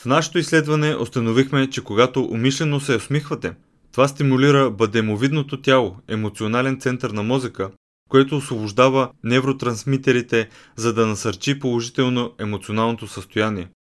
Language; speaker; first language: Bulgarian; native; Bulgarian